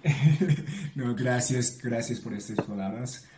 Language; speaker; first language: Spanish; non-native, learner; English